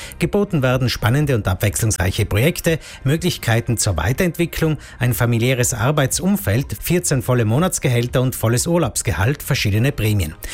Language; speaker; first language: German; native; German